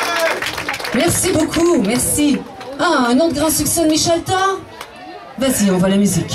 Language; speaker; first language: French; native; French